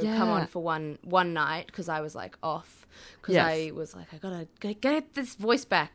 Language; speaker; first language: English; native; English